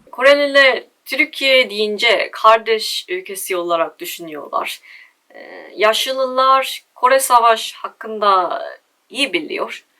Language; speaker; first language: Turkish; non-native, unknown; Korean